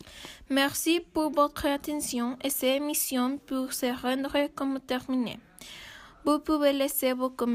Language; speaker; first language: French; non-native, learner; Spanish